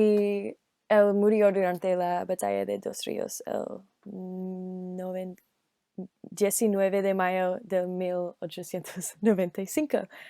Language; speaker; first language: Spanish; non-native, learner; English